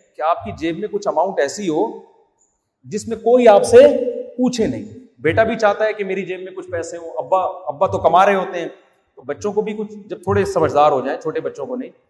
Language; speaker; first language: Urdu; native; Urdu